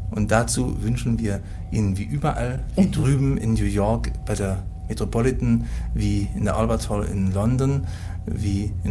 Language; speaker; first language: German; native; German